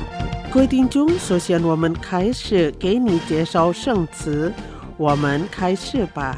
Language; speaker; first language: Chinese; non-native, fluent; Indonesian